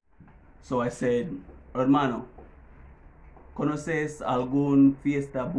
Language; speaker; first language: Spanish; non-native, learner; English